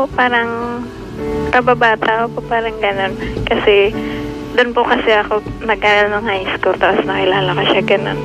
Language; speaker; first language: Filipino; non-native, local second language; Masbatenyo